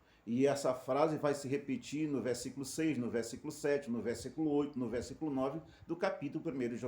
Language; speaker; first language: Portuguese; native; Portuguese